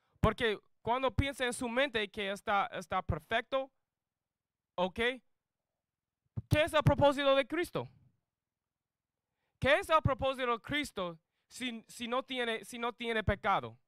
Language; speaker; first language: Spanish; non-native, learner; English